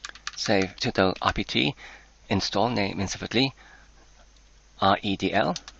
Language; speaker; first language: Welsh; non-native, learner; English